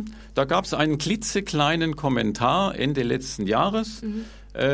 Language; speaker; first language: German; native; German